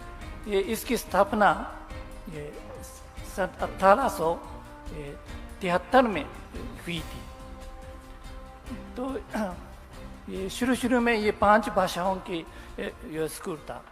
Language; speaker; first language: Hindi; non-native, fluent; Japanese